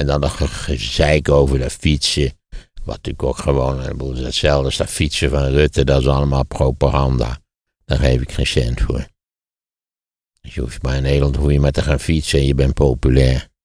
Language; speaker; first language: Dutch; native; Dutch